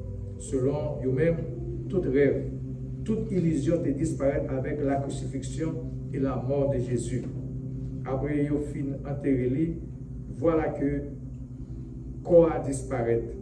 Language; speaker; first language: French; non-native, local second language; Haitian Creole